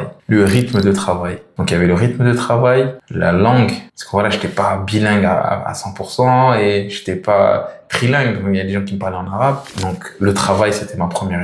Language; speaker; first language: French; native; French